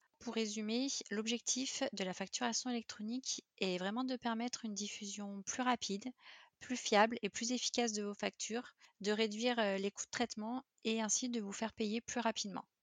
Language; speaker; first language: French; native; French